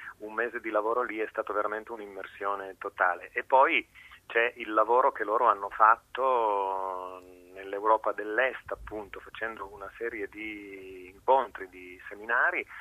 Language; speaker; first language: Italian; native; Italian